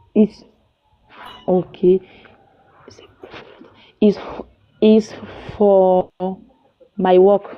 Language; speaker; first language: English; non-native, learner; French